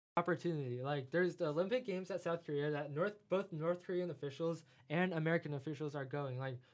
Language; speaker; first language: English; non-native, fluent; Chinese